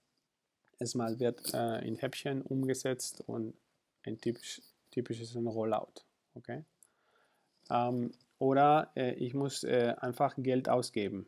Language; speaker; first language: German; non-native, fluent; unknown